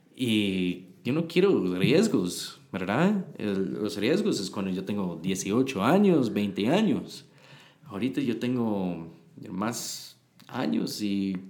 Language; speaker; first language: Spanish; non-native, learner; English